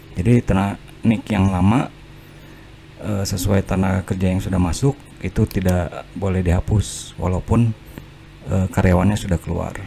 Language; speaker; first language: Indonesian; native; Indonesian